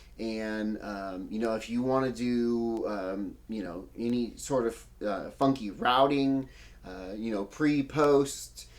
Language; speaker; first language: English; native; English